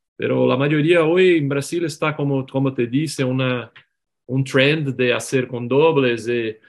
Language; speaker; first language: Spanish; non-native, learner; Portuguese